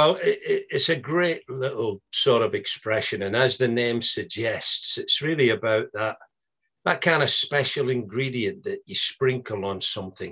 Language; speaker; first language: English; native; English